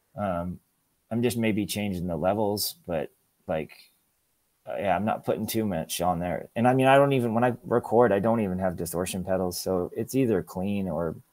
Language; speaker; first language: English; native; English